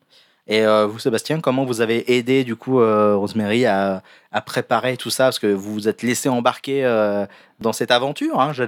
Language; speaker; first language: French; native; French